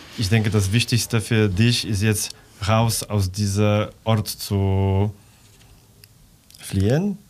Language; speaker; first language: German; non-native, fluent; Polish